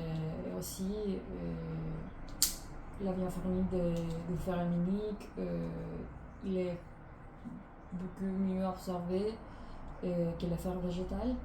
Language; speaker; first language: French; non-native, learner; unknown